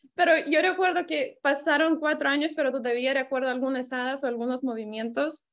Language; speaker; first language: Spanish; non-native, fluent; Lithuanian